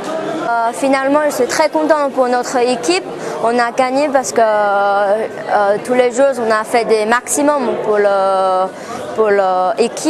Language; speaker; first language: French; non-native, learner; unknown